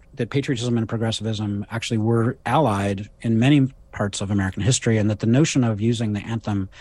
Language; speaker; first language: English; native; English